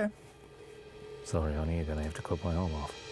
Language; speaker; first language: English; native; English